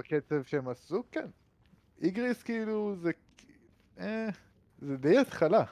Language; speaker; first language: Hebrew; native; Hebrew